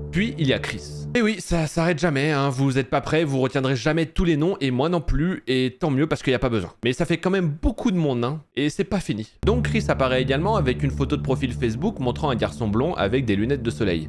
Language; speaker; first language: French; native; French